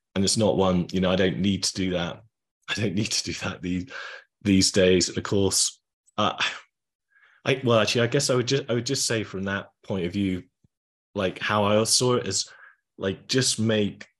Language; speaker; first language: English; native; English